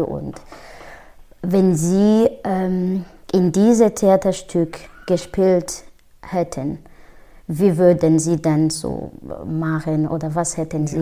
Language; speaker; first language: German; non-native, fluent; Kinyarwanda